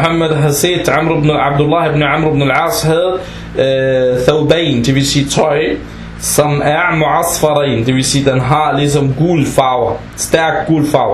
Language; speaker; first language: Danish; non-native, fluent; Arabic